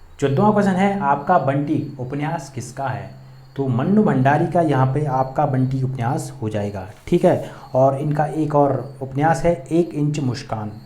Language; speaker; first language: Hindi; native; Hindi